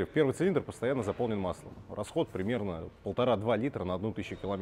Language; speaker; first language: Russian; native; Russian